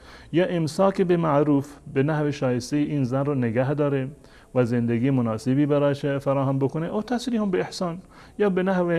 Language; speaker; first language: Persian; native; Persian